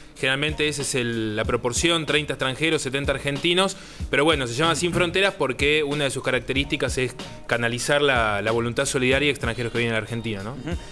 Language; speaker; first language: Spanish; native; Spanish